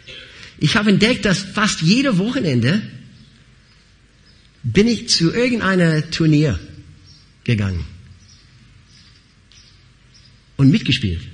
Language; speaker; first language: German; non-native, fluent; English